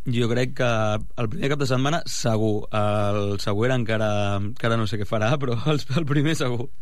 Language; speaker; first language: Catalan; non-native, local second language; Spanish